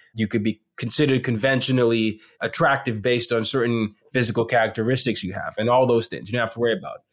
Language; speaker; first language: English; non-native, local second language; Yoruba